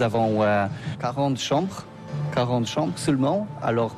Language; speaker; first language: French; non-native, learner; Polish